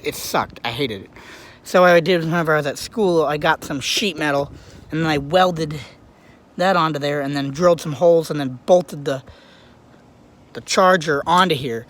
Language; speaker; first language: English; native; English